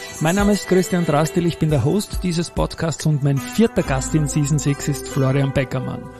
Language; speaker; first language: German; native; German